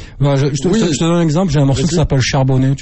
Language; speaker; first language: French; native; French